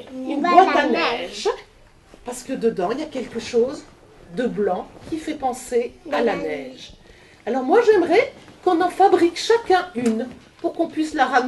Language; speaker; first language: French; native; French